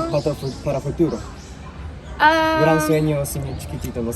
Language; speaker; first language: Spanish; non-native, fluent; Japanese